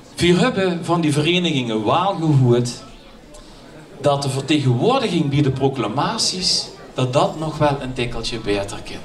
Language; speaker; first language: Dutch; non-native, local second language; Limburgish